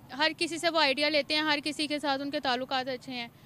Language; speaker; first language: Urdu; native; Urdu